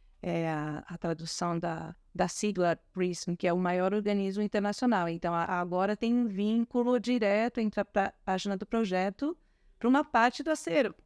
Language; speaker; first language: Portuguese; early bilingual, other home language; Spanish